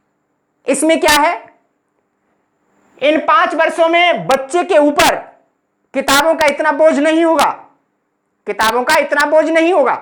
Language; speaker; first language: Hindi; native; Hindi